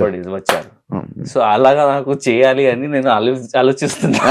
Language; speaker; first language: Telugu; non-native, learner; Hindi